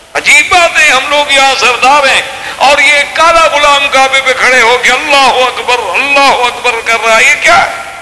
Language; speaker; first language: Urdu; native; Urdu